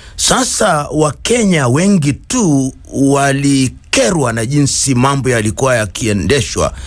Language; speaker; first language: Swahili; non-native, local second language; Luo (Kenya and Tanzania)